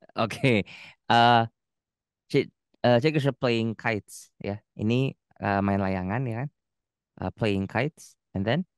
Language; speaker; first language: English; non-native, learner; Indonesian